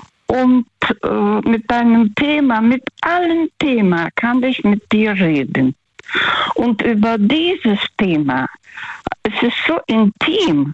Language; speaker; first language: German; early bilingual, other home language; Russian